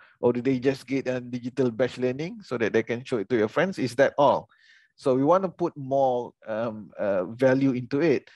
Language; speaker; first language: English; non-native, local second language; Malay